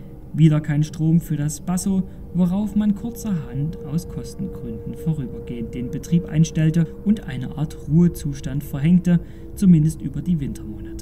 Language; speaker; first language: German; native; German